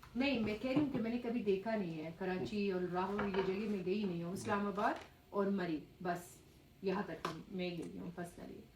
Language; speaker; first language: Urdu; non-native, fluent; Persian